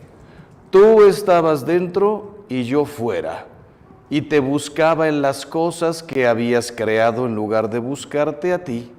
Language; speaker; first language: Spanish; native; Spanish